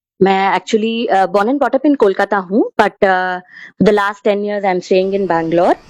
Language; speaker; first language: Hindi; non-native, local second language; Tamil